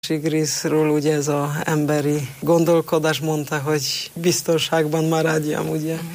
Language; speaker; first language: Hungarian; non-native, fluent; Polish